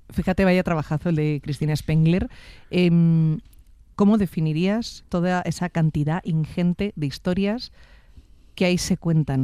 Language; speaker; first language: Spanish; native; Spanish